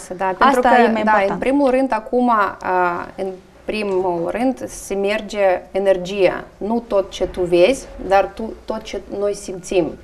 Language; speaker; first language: Romanian; non-native, learner; Russian